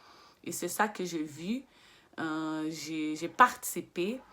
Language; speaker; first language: French; non-native, fluent; Portuguese